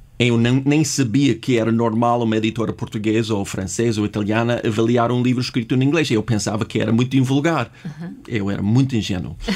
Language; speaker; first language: Portuguese; non-native, fluent; English